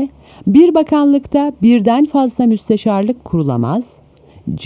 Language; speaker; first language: Turkish; native; Turkish